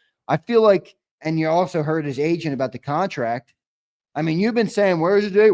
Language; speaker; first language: English; native; English